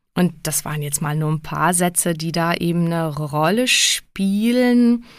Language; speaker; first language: German; early bilingual, other home language; Czech